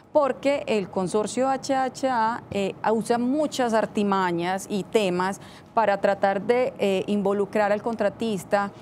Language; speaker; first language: Spanish; native; Spanish